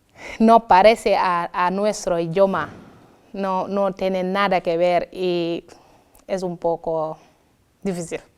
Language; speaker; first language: Spanish; non-native, fluent; Wolof